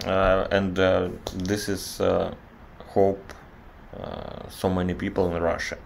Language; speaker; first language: English; non-native, learner; Russian